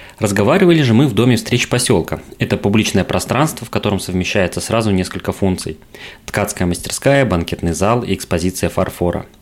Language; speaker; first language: Russian; native; Russian